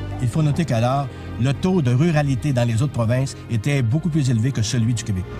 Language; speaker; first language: French; native; French